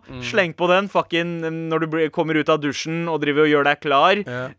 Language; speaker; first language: Norwegian; early bilingual, other home language; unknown